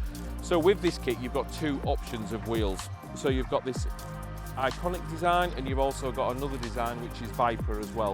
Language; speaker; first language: English; native; English